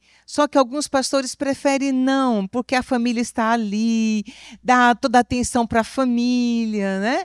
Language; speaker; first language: Portuguese; native; Portuguese